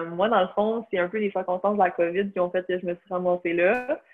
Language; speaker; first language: French; native; French